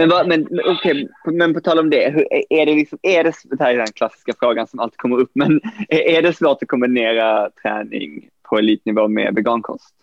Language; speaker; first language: Swedish; native; Swedish